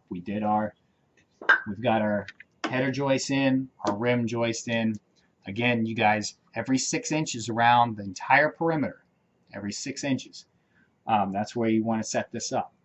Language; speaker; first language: English; native; English